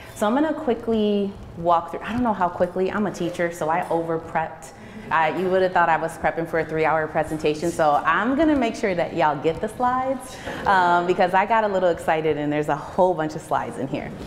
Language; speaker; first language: English; native; English